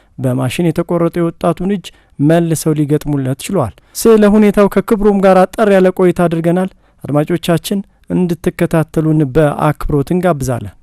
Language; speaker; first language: Amharic; native; Amharic